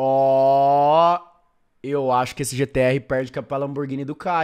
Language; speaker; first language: Portuguese; native; Portuguese